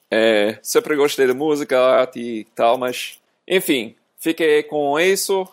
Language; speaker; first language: Portuguese; non-native, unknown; English